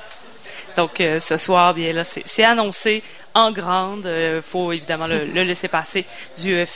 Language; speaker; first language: French; native; French